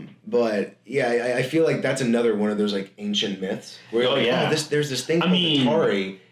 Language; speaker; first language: English; native; English